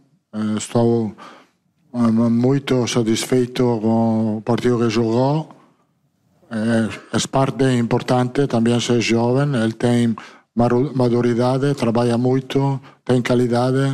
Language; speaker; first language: Portuguese; non-native, fluent; Italian